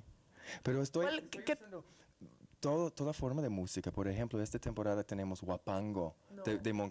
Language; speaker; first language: Spanish; non-native, fluent; English